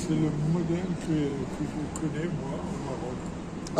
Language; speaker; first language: French; non-native, fluent; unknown